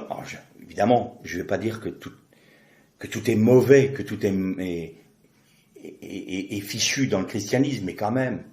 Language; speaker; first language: French; native; French